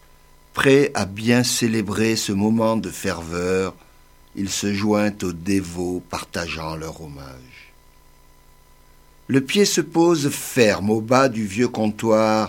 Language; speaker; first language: French; native; French